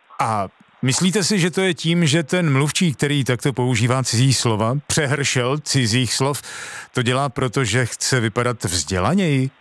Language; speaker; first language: Czech; native; Czech